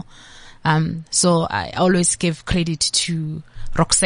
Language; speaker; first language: English; non-native, local second language; Zulu